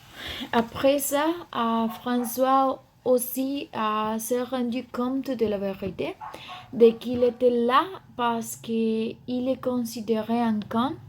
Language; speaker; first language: French; non-native, learner; Spanish